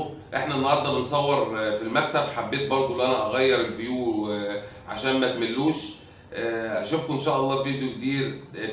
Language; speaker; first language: Arabic; native; Arabic